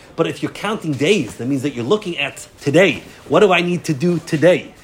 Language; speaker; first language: English; native; English